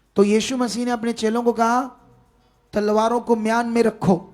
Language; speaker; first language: Hindi; non-native, local second language; Punjabi